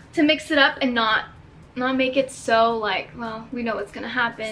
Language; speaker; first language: English; native; English